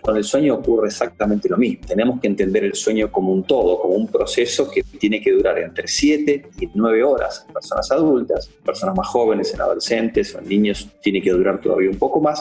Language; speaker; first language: Spanish; native; Spanish